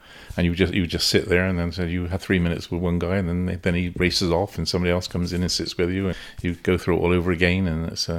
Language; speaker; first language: English; native; English